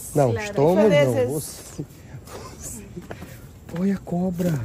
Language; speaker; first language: Portuguese; native; Portuguese